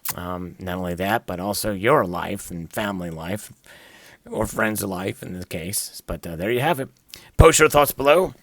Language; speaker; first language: English; native; English